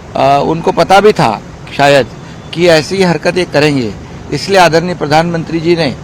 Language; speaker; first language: Hindi; non-native, local second language; Marathi